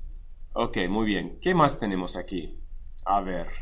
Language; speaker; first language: Spanish; non-native, fluent; English